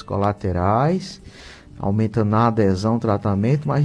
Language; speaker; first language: Portuguese; native; Portuguese